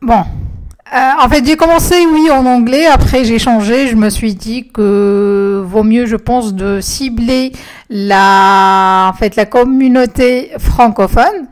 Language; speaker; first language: French; non-native, local second language; Arabic